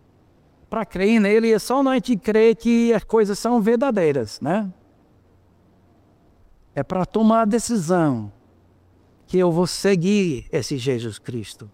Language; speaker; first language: Portuguese; non-native, fluent; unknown